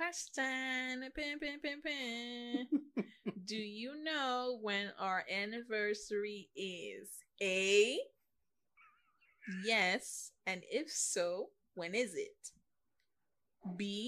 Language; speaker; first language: English; non-native, local second language; Yoruba